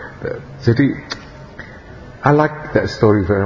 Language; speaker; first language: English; non-native, fluent; Indonesian